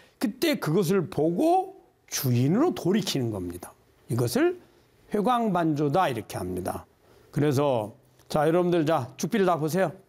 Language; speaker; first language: Korean; native; Korean